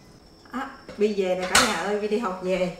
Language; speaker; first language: Vietnamese; native; Vietnamese